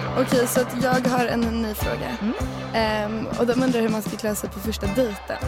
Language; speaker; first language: Swedish; native; Swedish